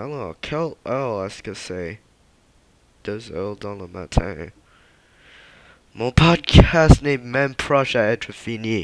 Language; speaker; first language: French; non-native, learner; English